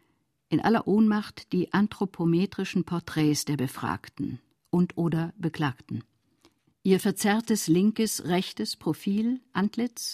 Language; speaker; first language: German; native; German